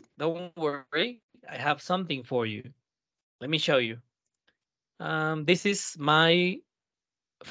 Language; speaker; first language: English; non-native, fluent; Spanish